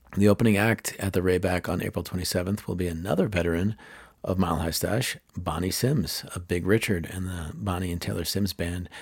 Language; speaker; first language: English; native; English